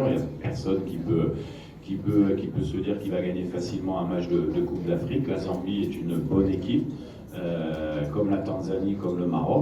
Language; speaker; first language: French; native; French